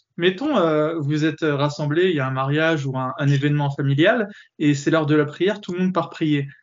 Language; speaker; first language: French; native; French